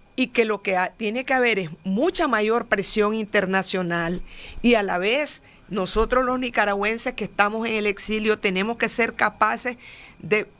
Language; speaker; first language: Spanish; native; Spanish